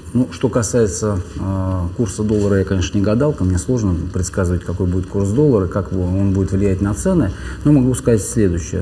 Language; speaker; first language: Russian; native; Russian